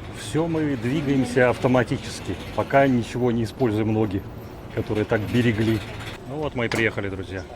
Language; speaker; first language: Russian; native; Russian